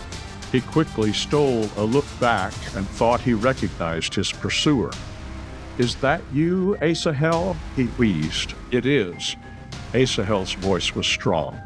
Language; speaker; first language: English; native; English